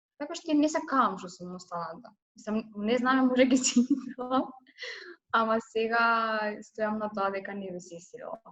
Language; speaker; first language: Macedonian; native; Macedonian